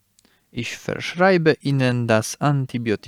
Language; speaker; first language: German; non-native, learner; Polish